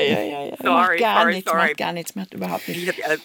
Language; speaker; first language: German; native; German